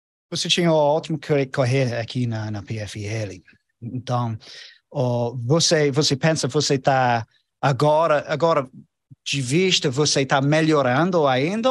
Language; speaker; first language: Portuguese; non-native, learner; English